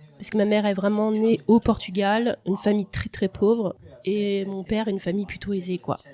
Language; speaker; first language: French; early bilingual, other home language; Portuguese